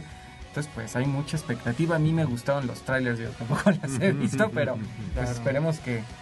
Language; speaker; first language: Spanish; native; Spanish